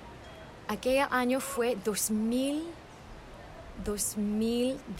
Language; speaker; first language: Spanish; early bilingual, heritage; English